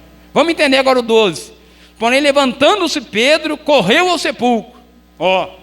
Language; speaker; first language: Portuguese; native; Portuguese